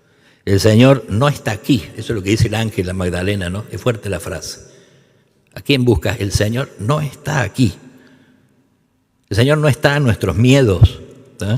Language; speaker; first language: Spanish; native; Spanish